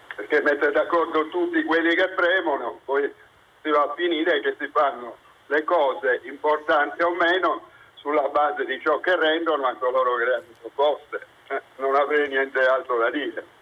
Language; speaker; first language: Italian; non-native, fluent; Spanish